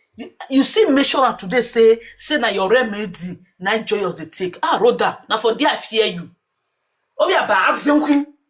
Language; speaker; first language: Nigerian Pidgin; native; Nigerian Pidgin